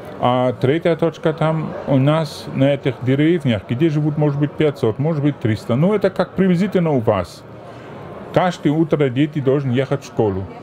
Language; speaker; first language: Russian; non-native, fluent; German